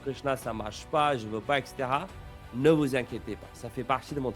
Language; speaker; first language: French; non-native, fluent; English